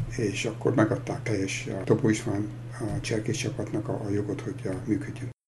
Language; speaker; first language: Hungarian; early bilingual, heritage; Hungarian